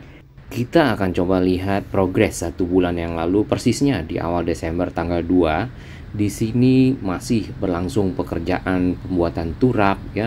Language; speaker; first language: Indonesian; native; Indonesian